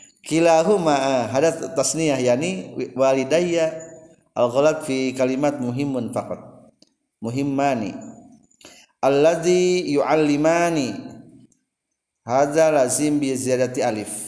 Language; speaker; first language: Arabic; non-native, fluent; Indonesian